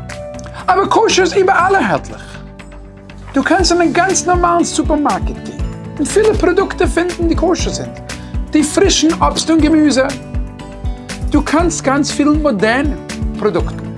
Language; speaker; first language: German; non-native, fluent; English